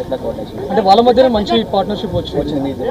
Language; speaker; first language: Telugu; native; Telugu